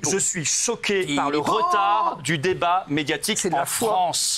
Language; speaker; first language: French; native; French